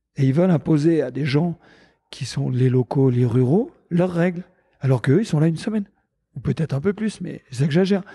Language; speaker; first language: French; native; French